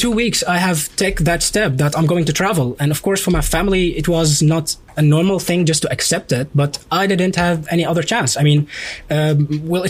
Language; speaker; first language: English; non-native, fluent; Arabic